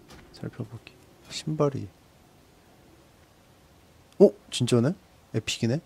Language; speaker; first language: Korean; native; Korean